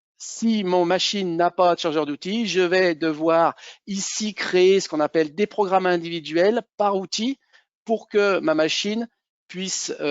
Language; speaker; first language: French; native; French